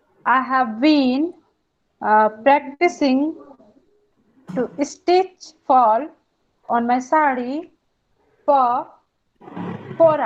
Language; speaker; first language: English; non-native, learner; Hindi